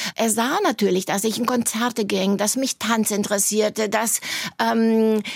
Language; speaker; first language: German; native; German